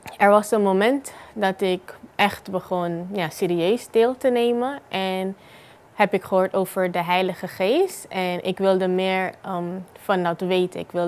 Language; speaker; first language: Dutch; non-native, local second language; Papiamento